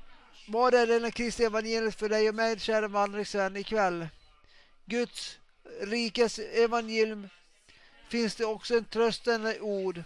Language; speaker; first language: Swedish; non-native, local second language; Finnish